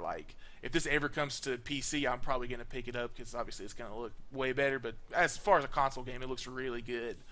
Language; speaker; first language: English; native; English